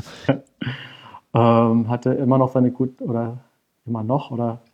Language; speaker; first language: German; native; German